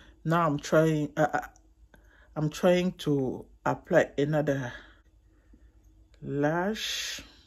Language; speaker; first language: English; non-native, learner; Lingala